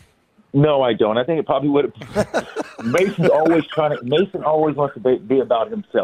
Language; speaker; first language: English; native; English